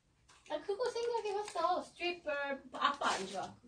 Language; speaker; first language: Korean; non-native, learner; Swedish